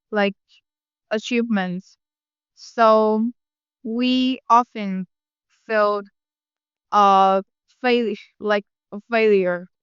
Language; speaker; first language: English; non-native, learner; Vietnamese